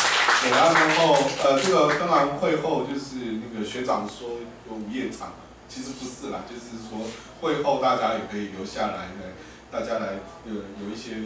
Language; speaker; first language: Chinese; native; Chinese